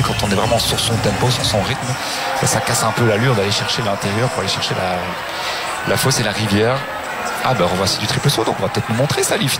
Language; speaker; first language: French; native; French